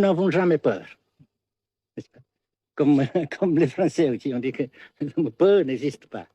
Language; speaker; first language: French; non-native, fluent; Vietnamese